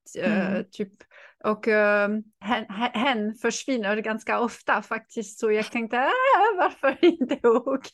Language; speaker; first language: Swedish; non-native, fluent; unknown